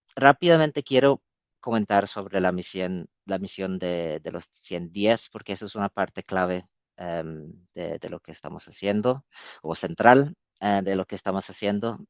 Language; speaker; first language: Spanish; non-native, fluent; English